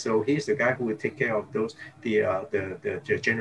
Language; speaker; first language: English; non-native, local second language; Cantonese